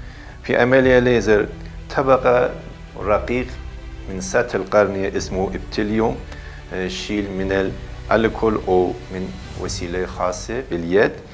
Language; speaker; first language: Arabic; non-native, learner; Persian